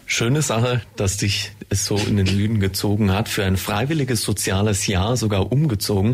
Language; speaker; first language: German; native; German